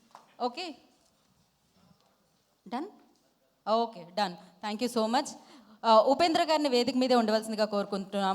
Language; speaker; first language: Telugu; native; Telugu